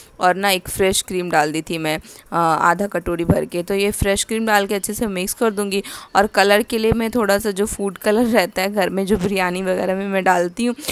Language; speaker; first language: Hindi; native; Hindi